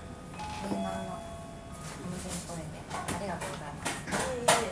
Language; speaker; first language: Japanese; native; Japanese